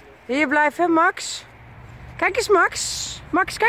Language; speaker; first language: Dutch; native; Dutch